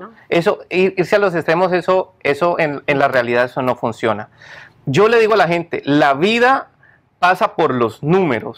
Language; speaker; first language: Spanish; native; Spanish